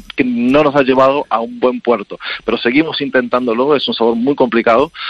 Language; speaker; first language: Spanish; native; Spanish